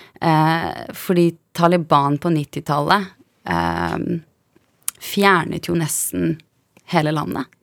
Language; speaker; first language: Norwegian; early bilingual, other home language; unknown